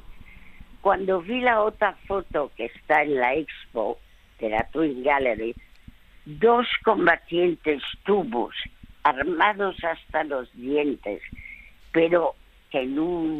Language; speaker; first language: Spanish; early bilingual, other home language; French